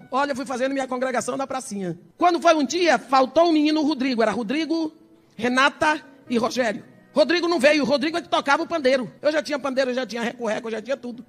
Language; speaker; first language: Portuguese; early bilingual, other home language; English